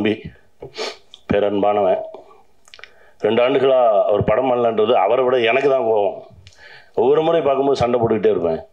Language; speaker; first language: Tamil; native; Tamil